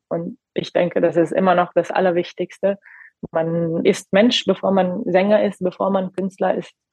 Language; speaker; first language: German; non-native, fluent; Arabic